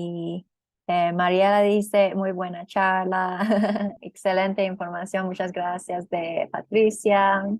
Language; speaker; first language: Spanish; non-native, fluent; English